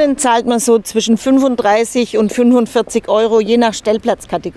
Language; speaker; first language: German; native; German